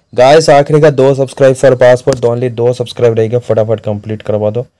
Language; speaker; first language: Hindi; non-native, local second language; Bangla